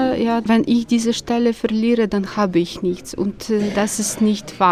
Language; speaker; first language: German; non-native, fluent; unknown